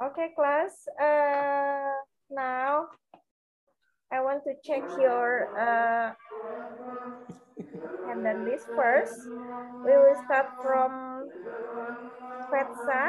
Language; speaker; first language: English; non-native, learner; Indonesian